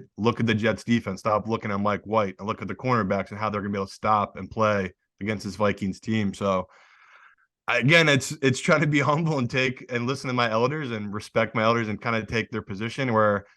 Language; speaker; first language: English; native; English